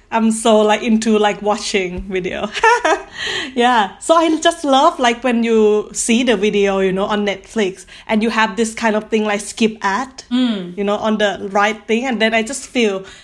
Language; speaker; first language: English; non-native, learner; Thai